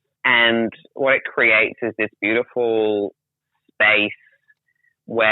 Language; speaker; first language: English; native; English